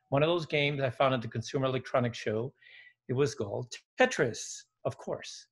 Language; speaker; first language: English; early bilingual, other home language; Dutch